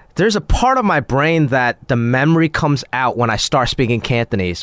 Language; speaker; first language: English; non-native, local second language; Cantonese